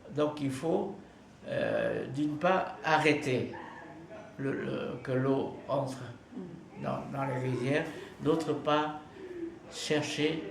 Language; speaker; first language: French; non-native, fluent; Vietnamese